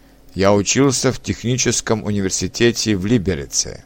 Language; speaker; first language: Russian; non-native, learner; Czech